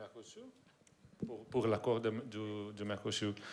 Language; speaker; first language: French; non-native, learner; Portuguese